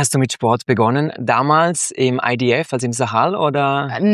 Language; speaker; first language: German; native; German